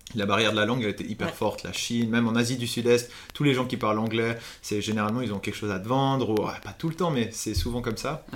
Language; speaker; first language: French; native; French